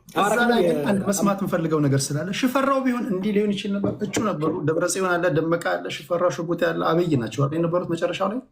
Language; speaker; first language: Amharic; native; Amharic